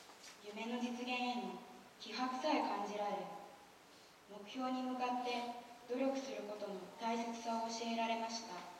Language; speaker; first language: Japanese; native; Japanese